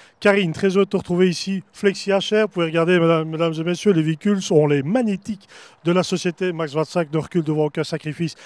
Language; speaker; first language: French; native; French